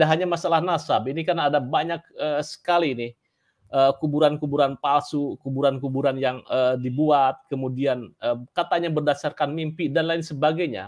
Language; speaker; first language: Indonesian; native; Indonesian